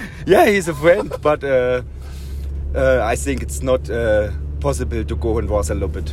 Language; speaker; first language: English; non-native, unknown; German